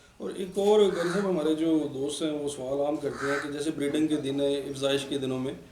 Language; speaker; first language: Urdu; non-native, local second language; Punjabi